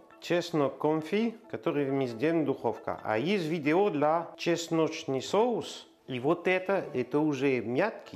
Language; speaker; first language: Russian; non-native, learner; French